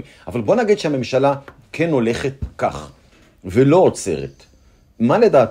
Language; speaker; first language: Hebrew; native; Hebrew